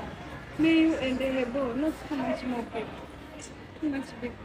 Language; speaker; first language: English; non-native, learner; Swahili